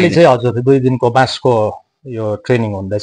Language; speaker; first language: Nepali; native; Nepali